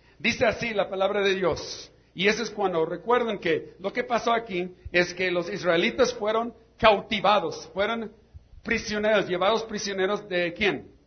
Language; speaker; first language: Spanish; non-native, fluent; English